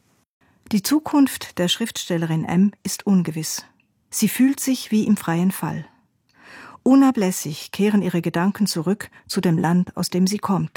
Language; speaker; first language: German; native; German